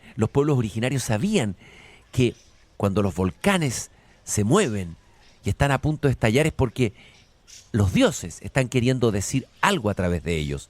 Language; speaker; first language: Spanish; native; Spanish